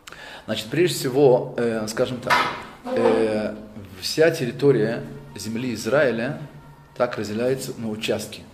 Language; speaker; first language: Russian; native; Russian